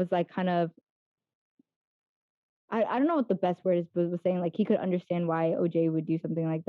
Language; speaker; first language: English; native; English